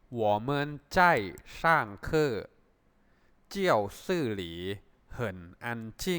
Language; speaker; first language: Chinese; non-native, fluent; Thai